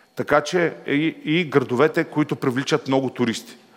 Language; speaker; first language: Bulgarian; native; Bulgarian